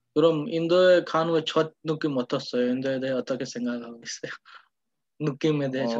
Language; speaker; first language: Korean; non-native, learner; Hindi